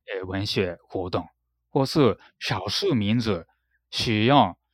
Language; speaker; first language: Chinese; non-native, fluent; Japanese